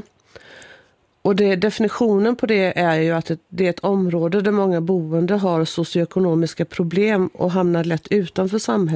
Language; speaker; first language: Swedish; native; Swedish